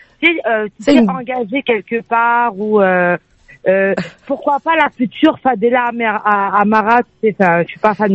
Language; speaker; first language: French; native; French